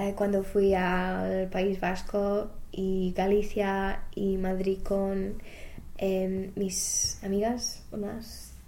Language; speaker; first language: Spanish; non-native, fluent; English